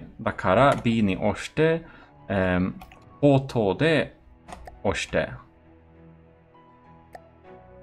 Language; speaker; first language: Japanese; non-native, learner; Swedish